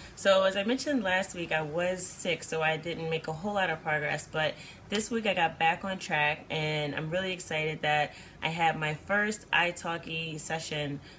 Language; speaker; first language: English; native; English